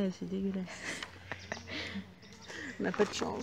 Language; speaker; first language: French; native; French